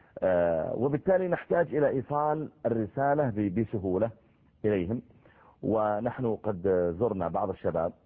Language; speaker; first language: Arabic; native; Arabic